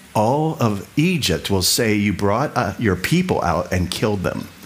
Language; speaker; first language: English; native; English